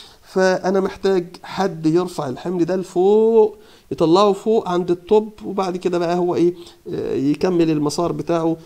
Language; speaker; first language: Arabic; native; Arabic